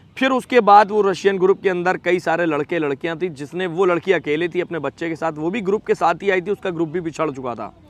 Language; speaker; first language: Hindi; native; Hindi